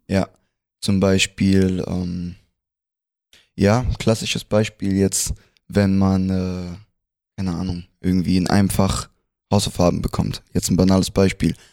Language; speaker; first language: German; early bilingual, other home language; Spanish